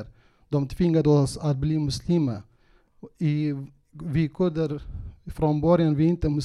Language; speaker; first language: Swedish; non-native, local second language; Kurdish